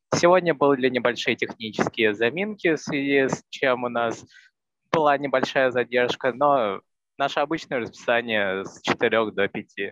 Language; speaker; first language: Russian; non-native, fluent; Hindi